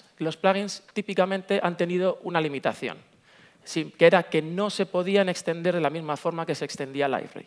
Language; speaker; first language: Spanish; native; Spanish